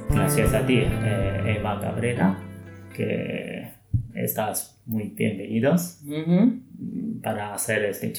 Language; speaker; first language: Spanish; non-native, fluent; Chinese